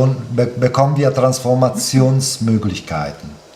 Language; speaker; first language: German; non-native, fluent; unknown